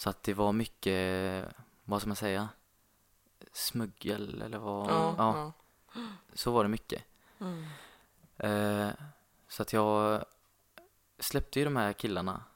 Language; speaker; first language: Swedish; non-native, fluent; Arabic